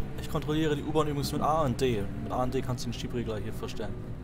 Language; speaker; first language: German; native; German